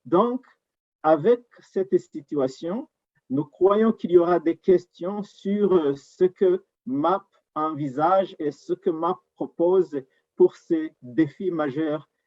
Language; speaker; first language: French; non-native, local second language; Rundi